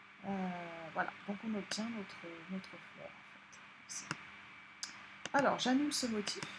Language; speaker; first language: French; native; French